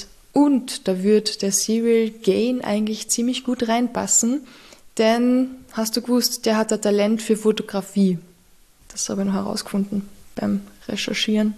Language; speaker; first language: German; native; German